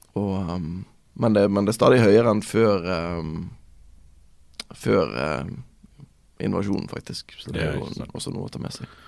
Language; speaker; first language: Norwegian; native; Norwegian